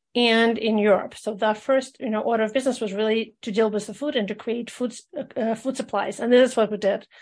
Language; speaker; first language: English; early bilingual, other home language; Russian